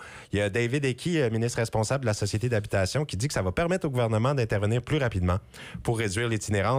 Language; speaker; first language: French; native; French